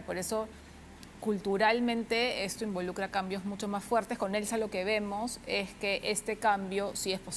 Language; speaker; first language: Spanish; native; Spanish